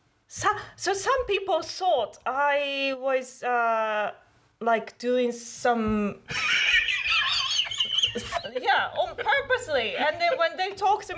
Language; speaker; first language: English; non-native, learner; Japanese